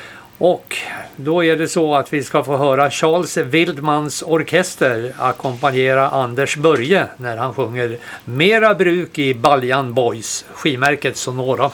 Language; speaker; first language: Swedish; native; Swedish